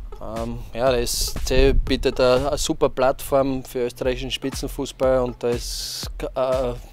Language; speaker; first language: German; native; German